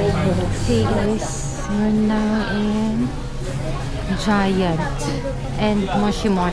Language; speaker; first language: English; non-native, local second language; Filipino